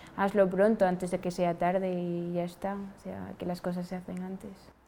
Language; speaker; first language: Spanish; non-native, fluent; Wolof